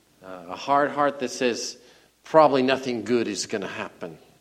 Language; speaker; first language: English; native; English